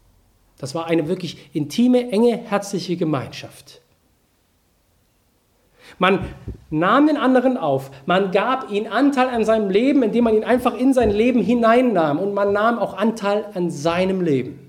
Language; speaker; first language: German; native; German